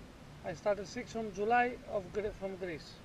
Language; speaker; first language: English; non-native, learner; Greek